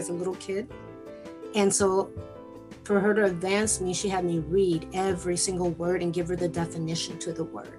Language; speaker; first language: English; early bilingual, other home language; Spanish